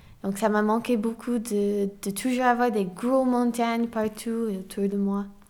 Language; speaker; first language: French; non-native, fluent; English